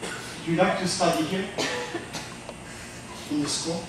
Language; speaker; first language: English; non-native, fluent; French